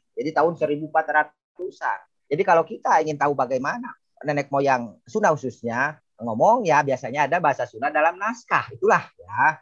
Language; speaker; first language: Indonesian; non-native, local second language; Sundanese